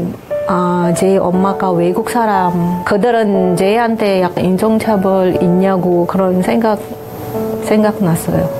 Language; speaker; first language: Korean; non-native, learner; Indonesian